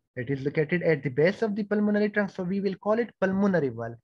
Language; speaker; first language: English; non-native, fluent; Persian